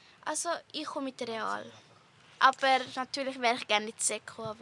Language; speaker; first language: German; native; German